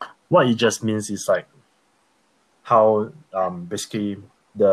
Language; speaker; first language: English; early bilingual, other home language; Korean